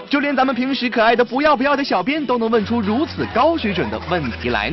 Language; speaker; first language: Chinese; native; Chinese